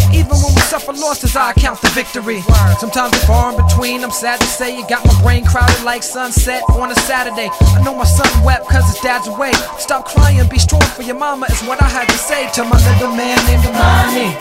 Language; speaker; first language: French; native; French